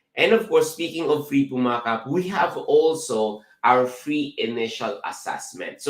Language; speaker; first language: English; non-native, local second language; Filipino